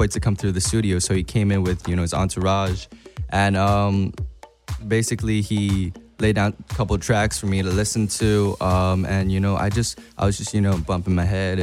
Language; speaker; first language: English; non-native, local second language; Cantonese